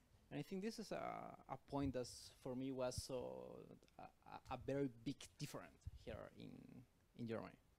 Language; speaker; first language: English; non-native, learner; Spanish